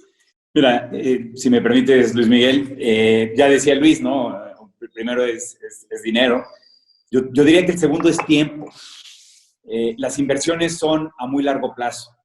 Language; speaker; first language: Spanish; native; Spanish